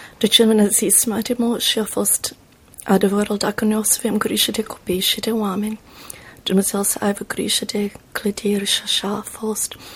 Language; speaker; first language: Romanian; non-native, fluent; English